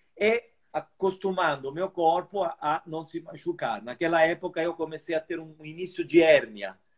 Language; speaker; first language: Portuguese; non-native, fluent; Italian